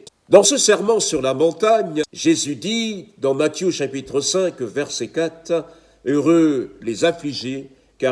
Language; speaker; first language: French; native; French